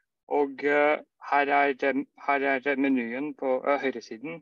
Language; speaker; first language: Norwegian; non-native, fluent; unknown